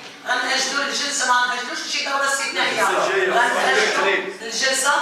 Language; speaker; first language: Arabic; native; Arabic